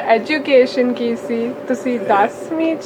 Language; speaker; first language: Punjabi; early bilingual, heritage; Punjabi